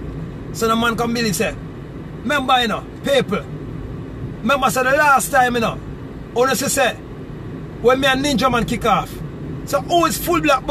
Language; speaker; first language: English; native; English